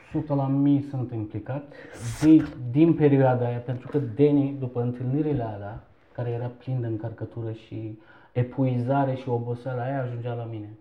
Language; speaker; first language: Romanian; non-native, fluent; Turkish